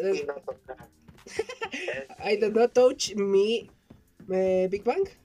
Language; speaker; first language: English; non-native, learner; Spanish